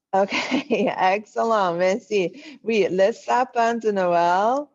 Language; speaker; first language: French; non-native, fluent; English